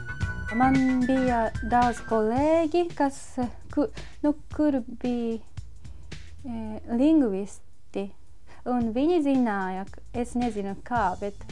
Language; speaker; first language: Latvian; non-native, fluent; Japanese